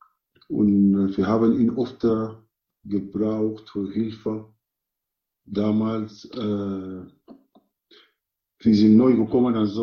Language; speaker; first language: German; non-native, learner; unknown